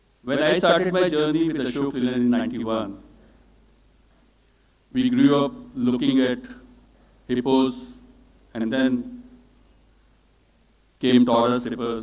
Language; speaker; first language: English; non-native, local second language; Hindi